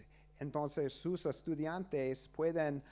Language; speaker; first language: Spanish; non-native, learner; English